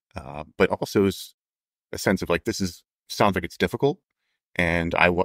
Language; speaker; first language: English; native; English